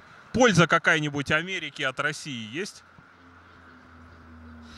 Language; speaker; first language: Russian; native; Russian